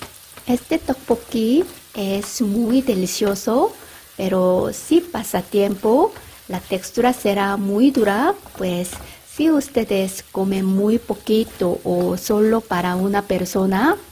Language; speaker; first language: Spanish; non-native, fluent; Korean